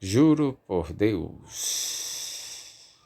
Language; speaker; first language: Portuguese; native; Portuguese